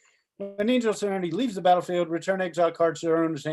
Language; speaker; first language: English; native; English